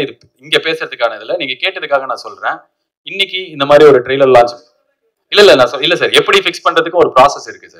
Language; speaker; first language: Tamil; native; Tamil